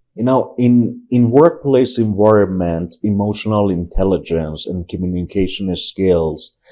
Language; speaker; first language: English; non-native, fluent; Persian